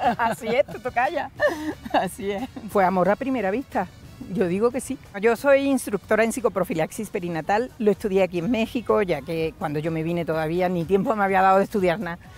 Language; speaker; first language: Spanish; native; Spanish